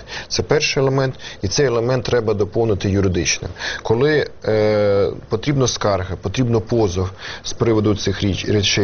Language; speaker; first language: Ukrainian; native; Ukrainian